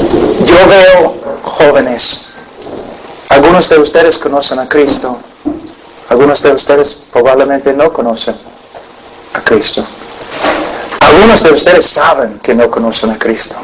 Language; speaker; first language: Spanish; non-native, fluent; English